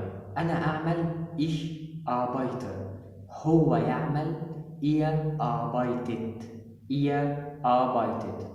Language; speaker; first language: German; non-native, fluent; Arabic